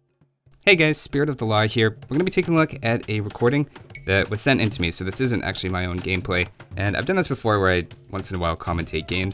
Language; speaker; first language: English; native; English